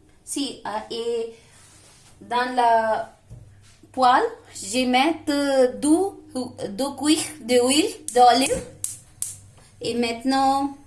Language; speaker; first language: French; non-native, learner; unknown